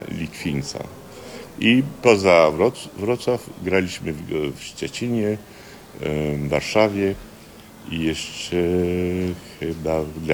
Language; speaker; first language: Polish; early bilingual, heritage; Polish